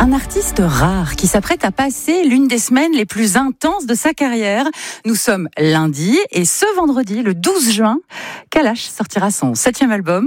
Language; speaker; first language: French; native; French